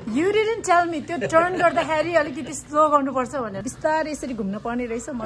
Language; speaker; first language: English; non-native, local second language; Nepali